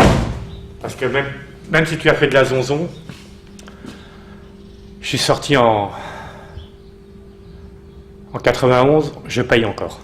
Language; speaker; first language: French; native; French